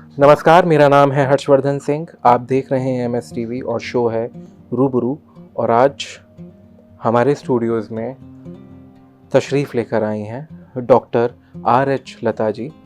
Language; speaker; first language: Hindi; native; Hindi